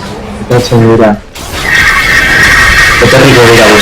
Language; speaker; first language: Basque; non-native, local second language; Spanish